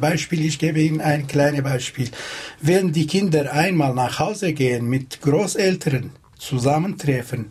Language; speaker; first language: German; non-native, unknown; Kurdish